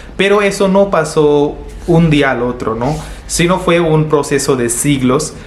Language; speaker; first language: Spanish; non-native, fluent; Hindi